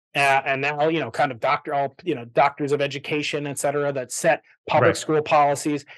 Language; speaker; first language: English; native; English